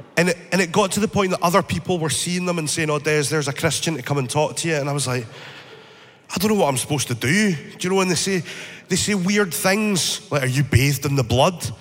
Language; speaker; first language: English; native; English